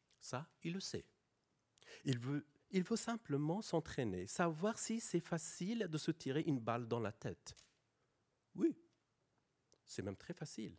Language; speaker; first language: French; non-native, fluent; Persian